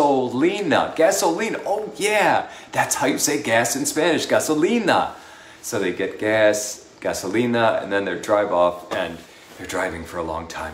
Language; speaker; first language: English; native; English